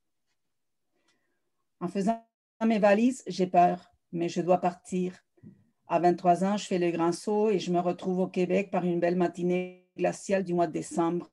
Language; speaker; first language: French; early bilingual, other home language; Spanish